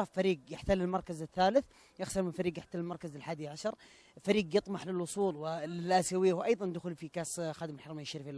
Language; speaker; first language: Arabic; native; Arabic